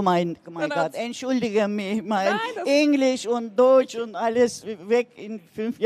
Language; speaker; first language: German; non-native, learner; Turkish